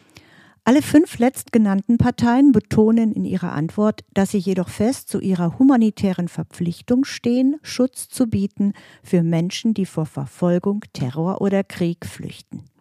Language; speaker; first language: German; native; German